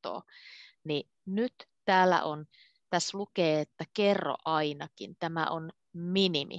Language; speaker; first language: Finnish; native; Finnish